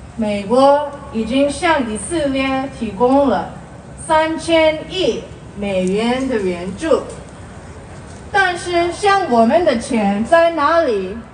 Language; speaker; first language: Chinese; non-native, learner; Korean